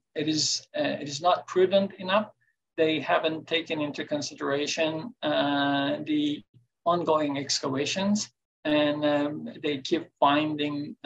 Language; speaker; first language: English; non-native, fluent; Turkish